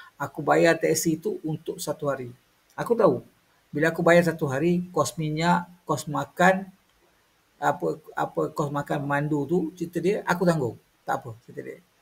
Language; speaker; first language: Malay; native; Malay